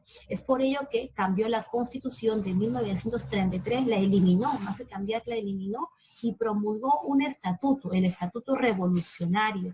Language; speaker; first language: Spanish; native; Spanish